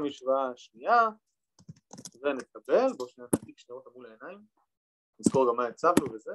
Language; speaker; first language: Hebrew; native; Hebrew